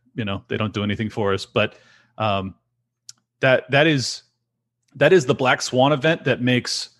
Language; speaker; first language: English; native; English